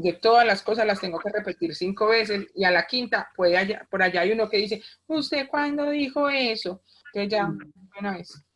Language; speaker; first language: Spanish; native; Spanish